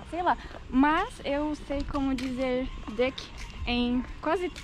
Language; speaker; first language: Portuguese; non-native, fluent; Turkish